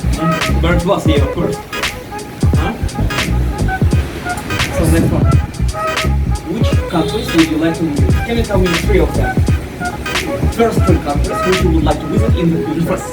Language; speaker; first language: English; non-native, learner; Russian